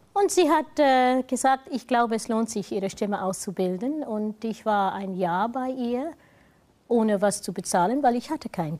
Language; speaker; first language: German; non-native, fluent; English